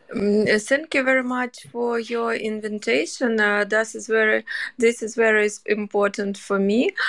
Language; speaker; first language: English; non-native, learner; Ukrainian